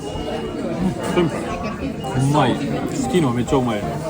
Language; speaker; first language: Japanese; non-native, fluent; French